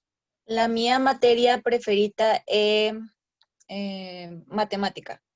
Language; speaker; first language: Italian; non-native, learner; Spanish